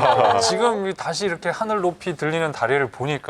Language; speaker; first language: Korean; native; Korean